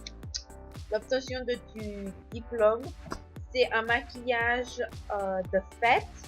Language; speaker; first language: French; non-native, learner; Spanish